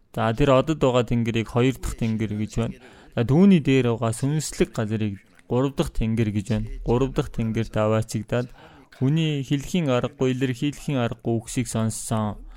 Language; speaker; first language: Mongolian; non-native, fluent; Korean